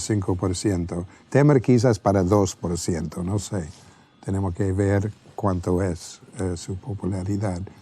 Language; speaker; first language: Spanish; non-native, fluent; English